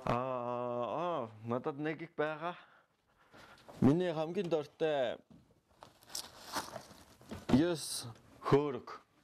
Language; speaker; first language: Mongolian; non-native, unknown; French